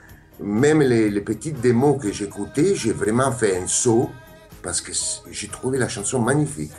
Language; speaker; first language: French; non-native, fluent; Italian